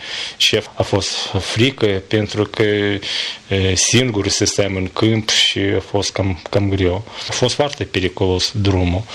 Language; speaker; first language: Romanian; non-native, learner; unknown